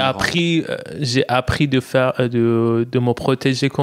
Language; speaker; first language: French; non-native, fluent; Persian